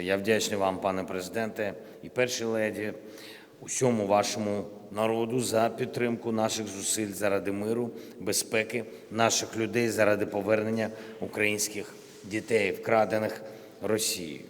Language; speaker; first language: Ukrainian; non-native, local second language; Russian